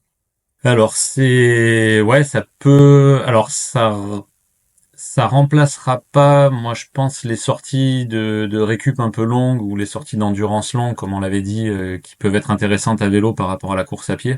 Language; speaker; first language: French; native; French